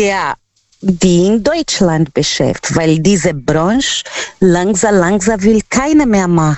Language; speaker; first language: German; non-native, learner; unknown